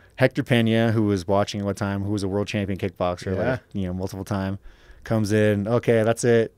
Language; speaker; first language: English; native; English